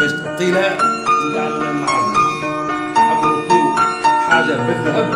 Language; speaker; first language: Arabic; native; Arabic